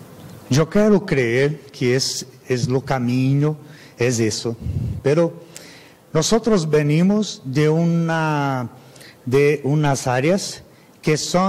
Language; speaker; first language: Spanish; non-native, fluent; Portuguese